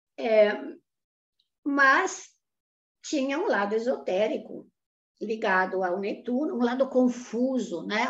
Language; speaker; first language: Portuguese; non-native, fluent; Italian